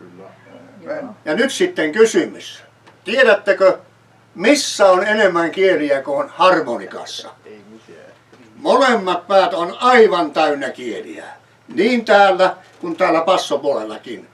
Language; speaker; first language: Finnish; native; Finnish